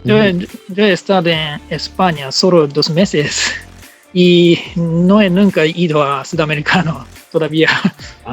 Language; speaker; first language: Spanish; non-native, learner; Japanese